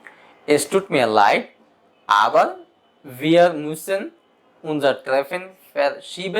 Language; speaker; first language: German; non-native, fluent; Bangla